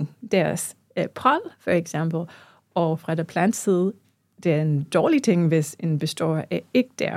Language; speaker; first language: Danish; non-native, fluent; English